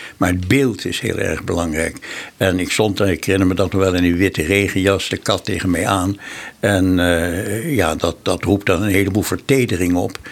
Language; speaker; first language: Dutch; native; Dutch